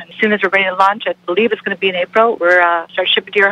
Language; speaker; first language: English; native; English